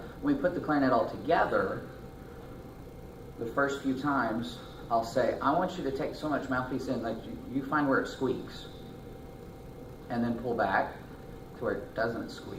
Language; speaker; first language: English; native; English